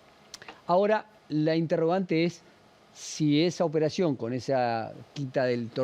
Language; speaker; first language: Spanish; native; Spanish